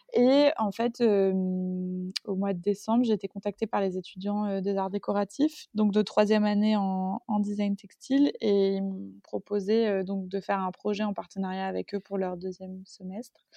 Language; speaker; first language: French; native; French